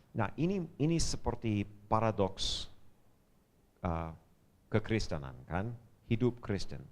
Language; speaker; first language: Indonesian; non-native, fluent; English